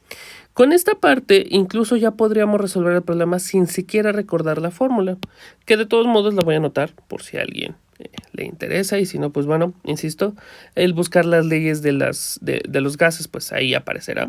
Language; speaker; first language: Spanish; native; Spanish